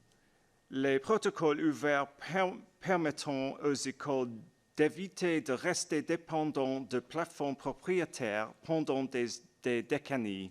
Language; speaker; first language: French; non-native, learner; English